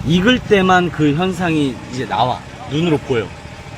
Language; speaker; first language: Korean; native; Korean